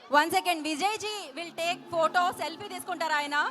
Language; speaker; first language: Telugu; native; Telugu